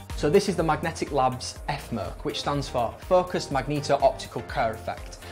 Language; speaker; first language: English; non-native, fluent; Chinese